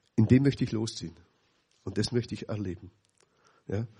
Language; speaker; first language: German; native; German